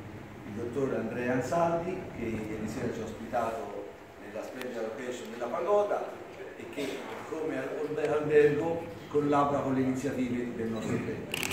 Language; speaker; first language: Italian; native; Italian